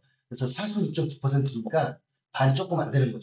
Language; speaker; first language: Korean; native; Korean